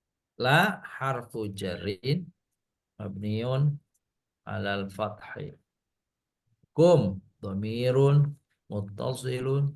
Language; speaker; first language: Arabic; non-native, fluent; Indonesian